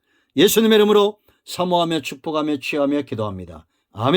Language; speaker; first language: Korean; native; Korean